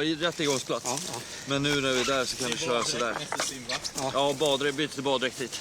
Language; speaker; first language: Swedish; native; Swedish